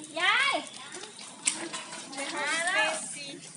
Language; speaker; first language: English; non-native, learner; Thai